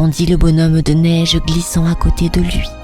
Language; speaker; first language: French; native; French